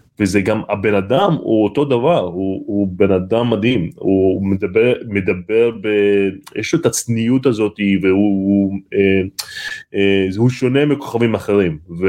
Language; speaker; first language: Hebrew; non-native, local second language; Arabic